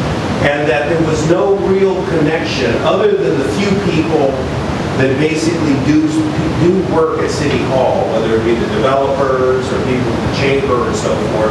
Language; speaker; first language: English; native; English